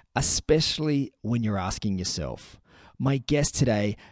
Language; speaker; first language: English; native; English